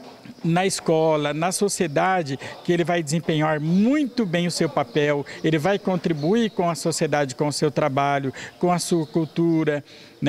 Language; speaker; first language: Portuguese; native; Portuguese